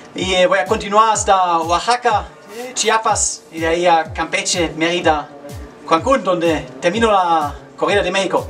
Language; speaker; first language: Spanish; non-native, fluent; German